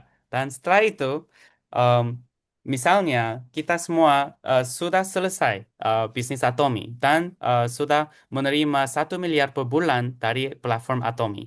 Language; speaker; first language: Indonesian; non-native, fluent; Korean